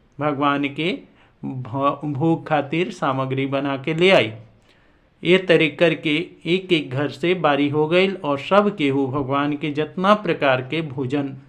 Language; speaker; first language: Bhojpuri; non-native, local second language; Awadhi